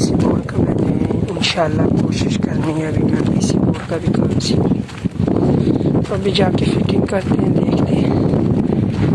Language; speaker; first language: Hindi; non-native, local second language; Punjabi